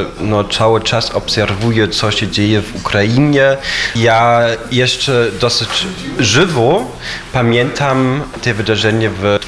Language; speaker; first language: Polish; non-native, fluent; German